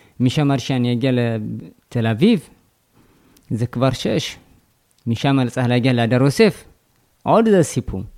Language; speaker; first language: Hebrew; non-native, fluent; Amharic